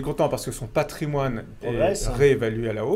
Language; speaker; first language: French; native; French